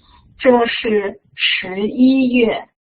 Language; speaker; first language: Chinese; non-native, fluent; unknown